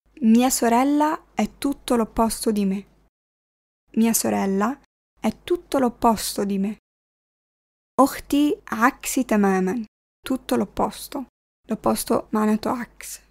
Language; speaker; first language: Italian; non-native, fluent; Arabic